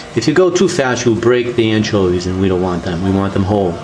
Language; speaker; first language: English; early bilingual, other home language; Italian